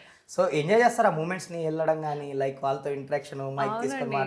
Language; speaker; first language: Telugu; native; Telugu